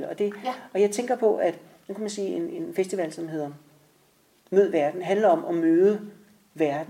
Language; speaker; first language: Danish; native; Danish